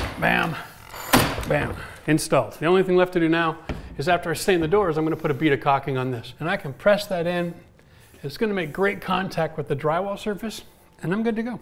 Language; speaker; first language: English; native; English